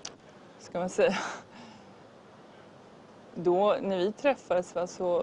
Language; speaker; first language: Swedish; native; Swedish